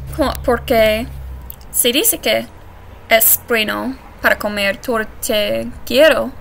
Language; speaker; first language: Spanish; non-native, learner; English